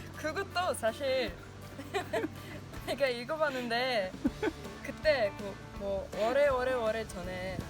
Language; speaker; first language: Korean; non-native, learner; Swedish